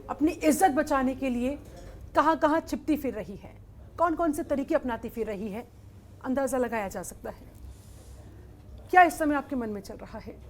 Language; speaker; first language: Hindi; native; Hindi